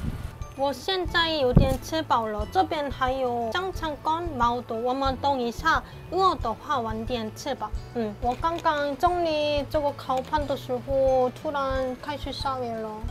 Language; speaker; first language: Chinese; non-native, fluent; Korean